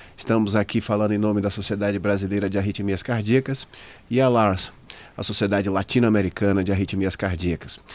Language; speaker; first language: Portuguese; native; Portuguese